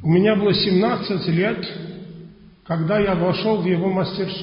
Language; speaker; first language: Russian; non-native, fluent; Polish